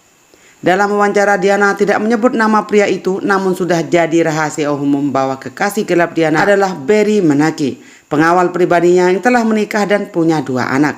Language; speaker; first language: Indonesian; native; Indonesian